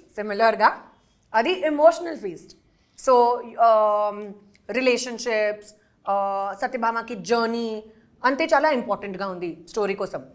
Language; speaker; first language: Telugu; non-native, learner; Hindi